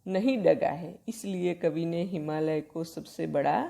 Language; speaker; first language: Hindi; non-native, local second language; Gujarati